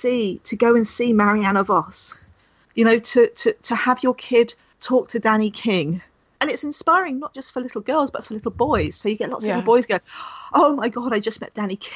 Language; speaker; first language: English; native; English